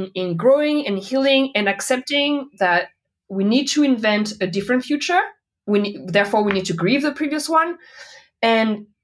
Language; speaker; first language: English; non-native, fluent; French